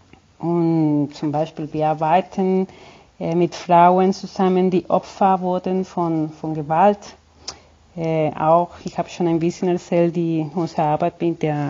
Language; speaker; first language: German; non-native, fluent; Spanish